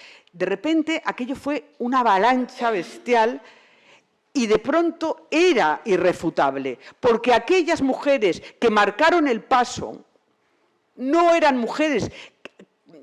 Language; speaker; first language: Spanish; native; Spanish